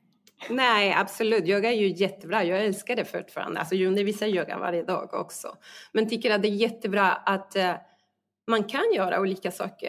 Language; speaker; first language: Swedish; non-native, fluent; Spanish